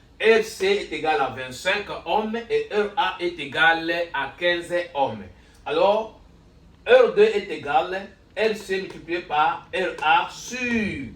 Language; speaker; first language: French; non-native, learner; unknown